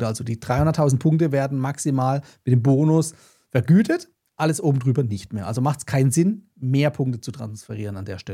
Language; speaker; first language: German; native; German